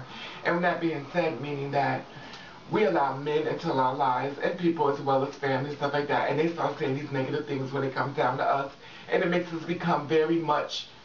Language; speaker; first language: English; native; English